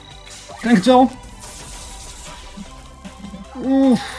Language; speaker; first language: Dutch; native; Dutch